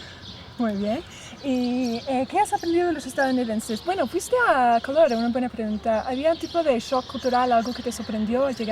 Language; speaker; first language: Spanish; non-native, fluent; English